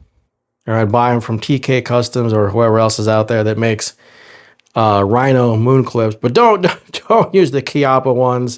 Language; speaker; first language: English; native; English